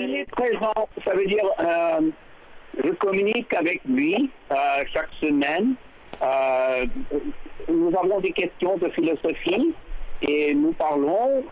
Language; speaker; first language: French; non-native, fluent; English